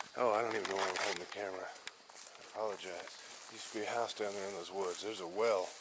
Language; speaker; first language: English; native; English